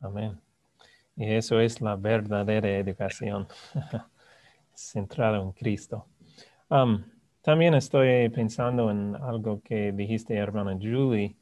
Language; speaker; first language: Spanish; non-native, fluent; English